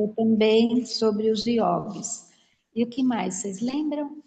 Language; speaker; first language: Portuguese; native; Portuguese